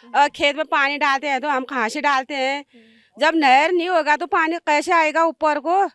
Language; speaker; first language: Hindi; non-native, local second language; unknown